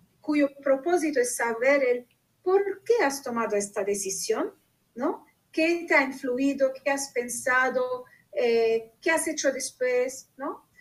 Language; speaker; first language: Spanish; non-native, fluent; Arabic